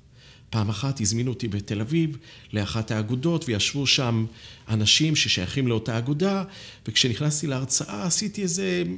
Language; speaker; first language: Hebrew; native; Hebrew